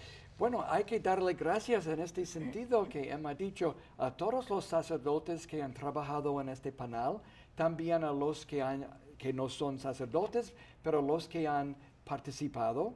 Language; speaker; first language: Spanish; non-native, fluent; English